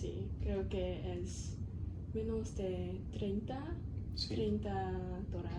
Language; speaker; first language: Spanish; non-native, learner; Cantonese